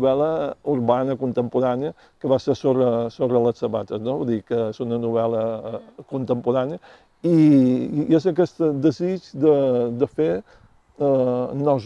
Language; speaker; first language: Catalan; native; Catalan